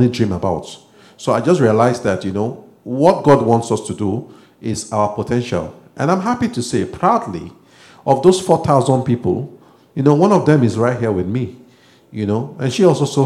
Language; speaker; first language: English; non-native, local second language; Yoruba